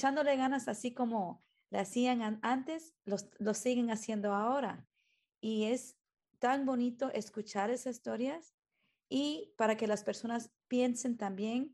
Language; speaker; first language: Spanish; early bilingual, heritage; Spanish